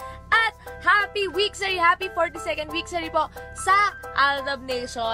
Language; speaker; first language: Filipino; native; Filipino